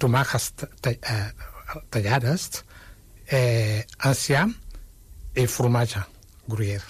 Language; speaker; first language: Catalan; non-native, fluent; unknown